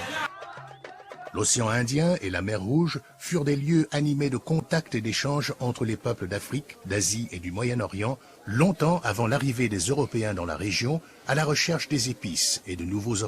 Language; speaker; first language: French; native; French